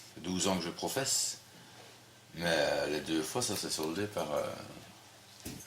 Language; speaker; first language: French; native; French